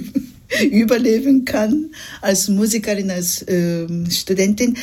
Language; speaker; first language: German; non-native, fluent; Japanese